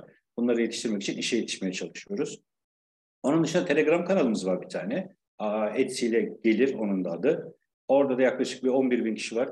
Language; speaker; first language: Turkish; native; Turkish